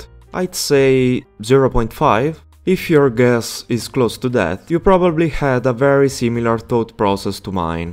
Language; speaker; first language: English; non-native, fluent; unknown